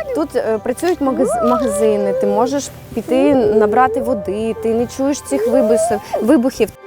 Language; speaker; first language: Ukrainian; native; Ukrainian